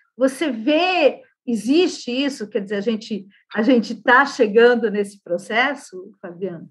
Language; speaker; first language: Portuguese; native; Portuguese